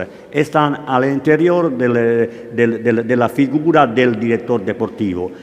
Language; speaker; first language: Spanish; non-native, learner; Italian